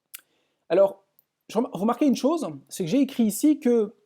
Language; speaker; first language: French; native; French